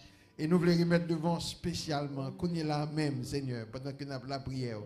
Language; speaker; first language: French; non-native, local second language; Haitian Creole